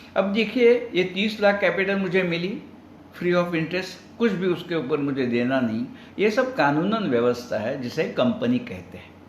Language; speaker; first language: Hindi; non-native, local second language; Marathi